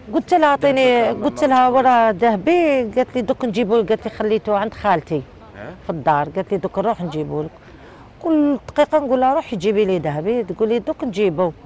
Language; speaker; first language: Arabic; native; Arabic